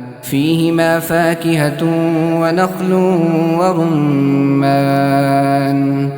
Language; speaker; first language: Arabic; native; Arabic